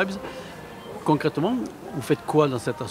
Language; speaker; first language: French; native; French